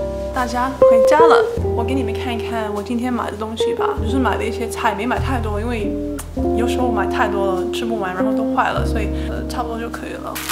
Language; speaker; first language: Chinese; early bilingual, heritage; Chinese